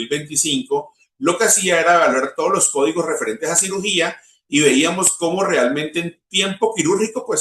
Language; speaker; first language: Spanish; native; Spanish